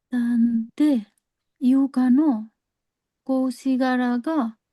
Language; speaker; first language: Japanese; non-native, learner; Nepali